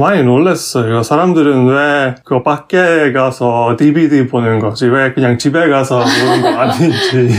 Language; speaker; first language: Korean; non-native, fluent; Hungarian